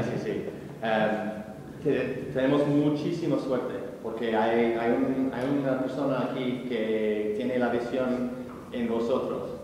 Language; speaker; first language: Spanish; non-native, learner; English